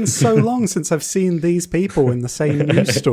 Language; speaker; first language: English; native; English